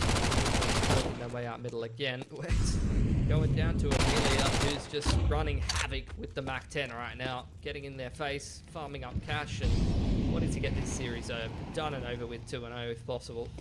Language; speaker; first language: English; native; English